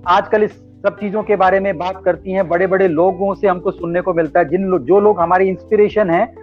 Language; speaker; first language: Hindi; native; Hindi